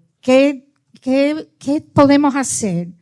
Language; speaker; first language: Spanish; early bilingual, heritage; Spanish